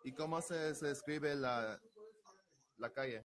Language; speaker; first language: Spanish; early bilingual, heritage; Spanish